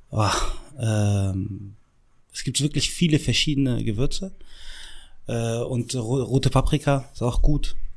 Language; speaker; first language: German; early bilingual, other home language; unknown